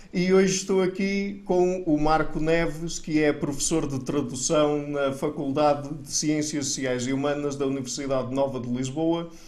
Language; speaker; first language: Portuguese; native; Portuguese